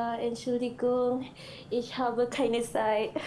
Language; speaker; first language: German; non-native, learner; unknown